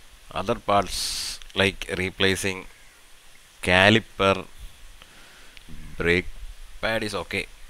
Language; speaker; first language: English; non-native, local second language; Malayalam